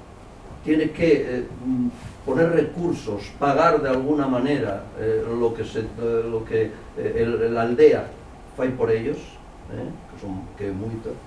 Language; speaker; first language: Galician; non-native, local second language; Spanish